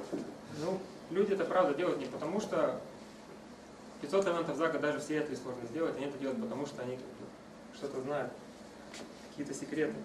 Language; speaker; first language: Russian; native; Russian